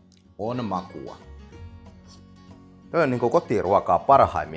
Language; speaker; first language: Finnish; native; Finnish